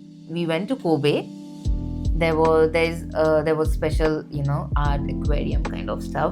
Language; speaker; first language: English; non-native, local second language; Hindi